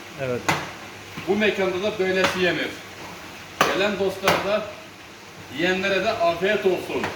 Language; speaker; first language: Turkish; native; Turkish